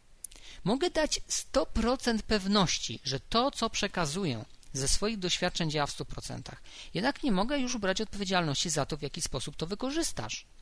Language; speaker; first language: Polish; native; Polish